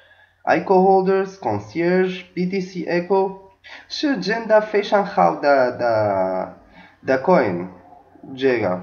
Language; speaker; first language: Chinese; non-native, learner; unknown